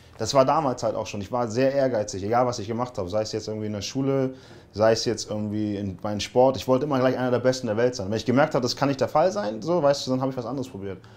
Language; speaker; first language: German; early bilingual, other home language; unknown